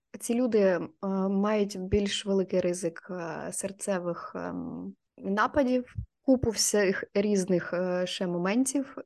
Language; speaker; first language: Ukrainian; non-native, local second language; Russian